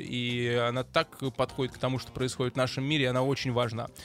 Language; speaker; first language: Russian; native; Russian